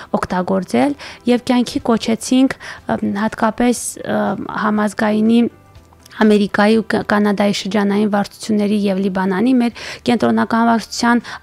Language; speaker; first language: Armenian; native; Armenian